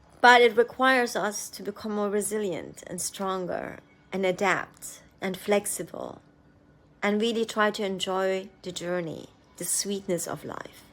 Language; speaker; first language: English; non-native, fluent; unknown